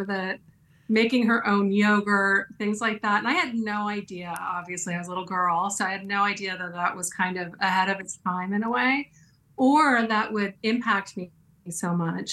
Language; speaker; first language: English; native; English